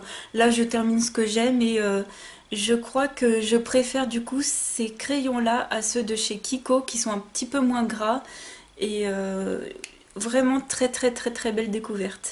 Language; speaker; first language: French; native; French